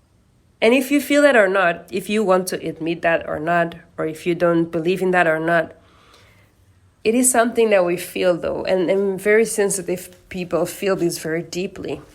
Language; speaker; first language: English; non-native, fluent; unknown